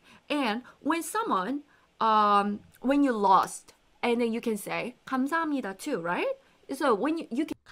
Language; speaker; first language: English; non-native, fluent; Korean